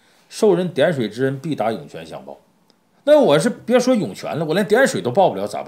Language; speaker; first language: Chinese; native; Chinese